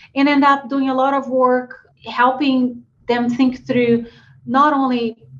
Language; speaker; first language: English; non-native, fluent; Portuguese